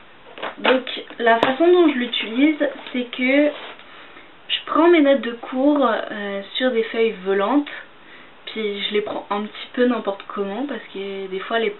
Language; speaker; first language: French; native; French